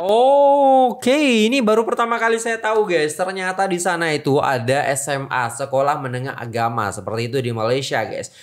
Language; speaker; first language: Indonesian; native; Indonesian